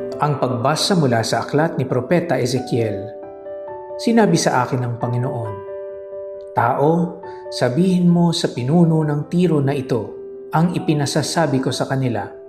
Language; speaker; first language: Filipino; native; Filipino